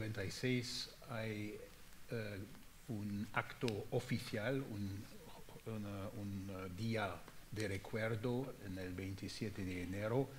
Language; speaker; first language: Spanish; non-native, fluent; German